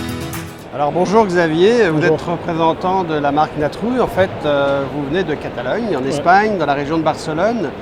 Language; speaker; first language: French; native; French